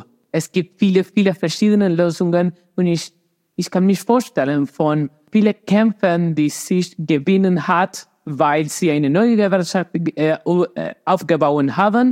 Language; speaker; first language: German; non-native, fluent; Spanish